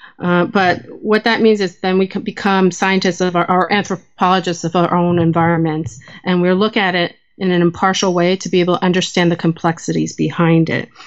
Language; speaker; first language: English; early bilingual, other home language; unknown